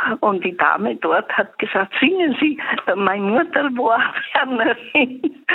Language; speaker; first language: German; early bilingual, other home language; Italian